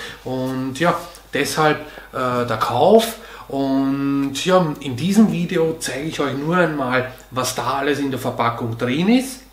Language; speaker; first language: German; native; German